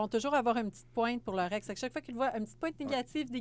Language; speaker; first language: French; native; French